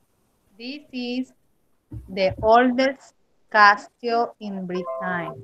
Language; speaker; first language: English; non-native, learner; Spanish